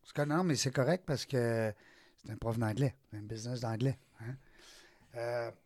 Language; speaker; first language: French; native; French